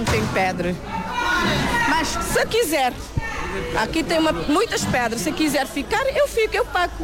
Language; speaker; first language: Portuguese; non-native, local second language; Kabuverdianu